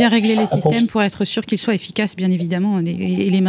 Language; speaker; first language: French; native; French